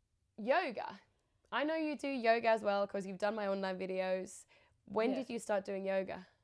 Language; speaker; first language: English; non-native, fluent; Finnish